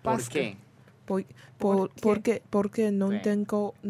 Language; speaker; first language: Spanish; non-native, learner; Chinese